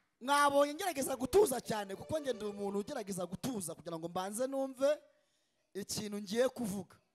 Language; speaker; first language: Kinyarwanda; native; Kinyarwanda